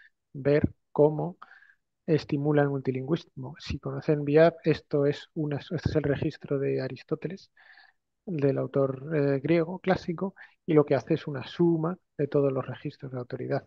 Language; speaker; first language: Spanish; native; Spanish